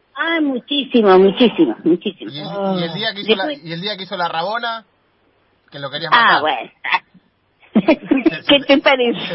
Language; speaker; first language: Spanish; native; Spanish